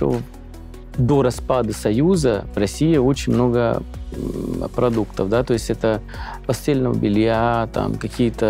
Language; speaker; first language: Russian; non-native, fluent; Punjabi